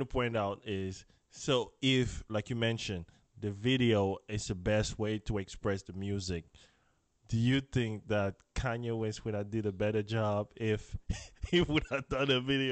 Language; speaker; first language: English; non-native, fluent; French